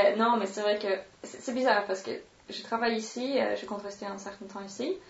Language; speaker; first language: French; non-native, fluent; Swedish